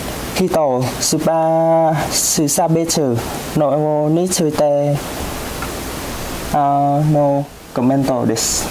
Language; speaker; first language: Japanese; non-native, learner; Vietnamese